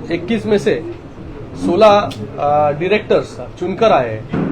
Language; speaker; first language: Hindi; non-native, local second language; Marathi